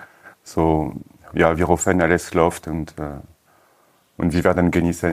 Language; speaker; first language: German; non-native, learner; French